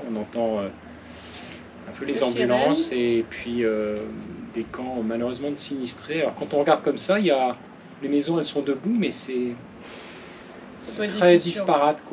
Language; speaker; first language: French; native; French